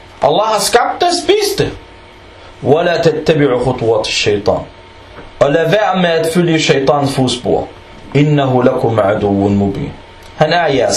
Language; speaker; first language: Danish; early bilingual, other home language; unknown